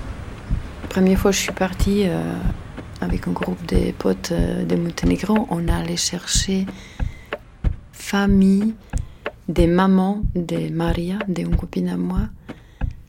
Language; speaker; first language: French; non-native, fluent; Serbian